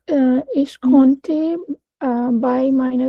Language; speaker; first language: German; non-native, learner; Hindi